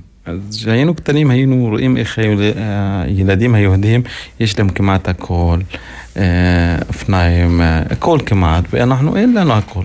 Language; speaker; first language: Hebrew; non-native, local second language; Arabic